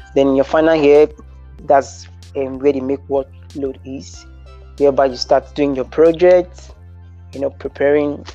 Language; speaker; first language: English; non-native, local second language; Bini